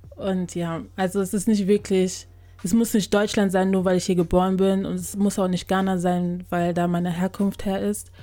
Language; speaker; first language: German; early bilingual, other home language; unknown